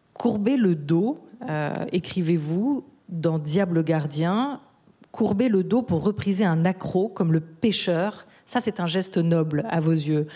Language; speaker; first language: French; native; French